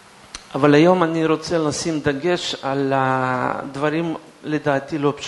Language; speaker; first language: Hebrew; non-native, fluent; Russian